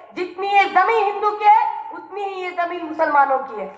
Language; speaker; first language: Hindi; non-native, local second language; Marathi